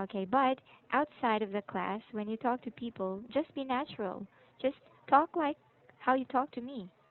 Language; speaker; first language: English; non-native, local second language; Filipino